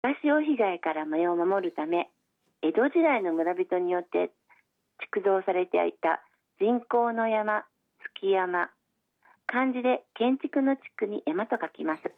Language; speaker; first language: Japanese; native; Japanese